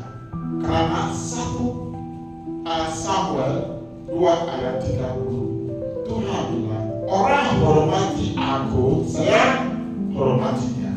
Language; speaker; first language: Indonesian; non-native, fluent; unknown